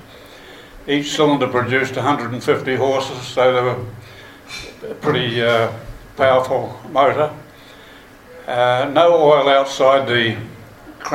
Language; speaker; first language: English; native; English